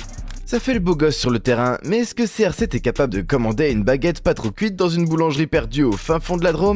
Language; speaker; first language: French; native; French